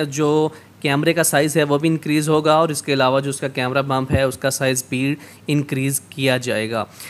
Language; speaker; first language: Urdu; native; Urdu